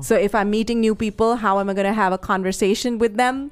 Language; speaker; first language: English; non-native, local second language; Punjabi